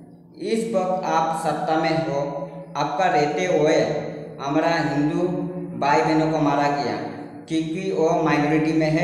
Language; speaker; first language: Hindi; non-native, local second language; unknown